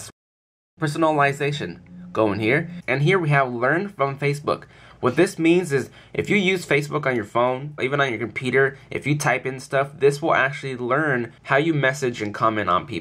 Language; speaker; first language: English; native; English